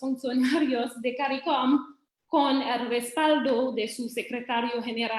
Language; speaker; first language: Spanish; non-native, fluent; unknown